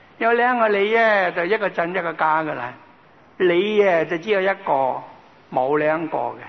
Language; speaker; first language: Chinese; native; Chinese